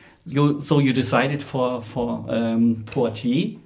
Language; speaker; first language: English; non-native, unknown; German